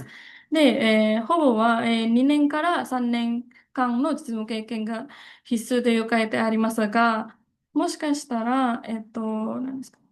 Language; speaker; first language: Japanese; non-native, fluent; Indonesian